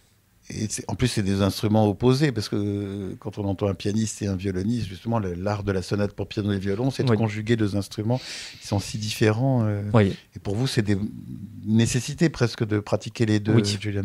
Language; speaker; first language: French; native; French